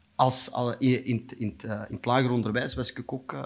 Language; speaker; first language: Dutch; non-native, local second language; Turkish